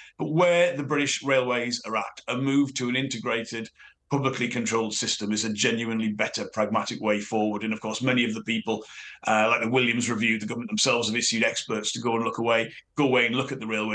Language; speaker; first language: English; native; English